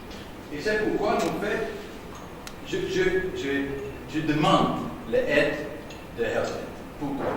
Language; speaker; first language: French; non-native, learner; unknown